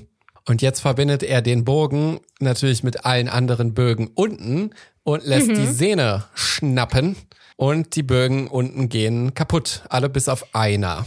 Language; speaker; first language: German; native; German